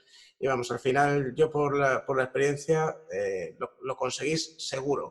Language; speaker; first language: Spanish; native; Spanish